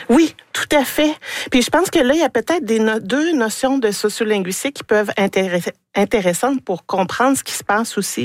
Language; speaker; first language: French; native; French